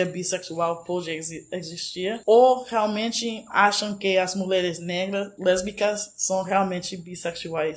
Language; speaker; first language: Portuguese; non-native, fluent; English